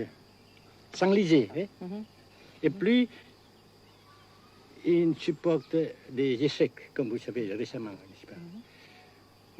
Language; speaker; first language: French; non-native, local second language; Vietnamese